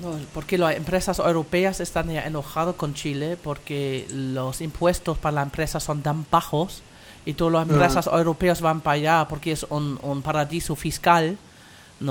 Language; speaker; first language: Spanish; non-native, fluent; German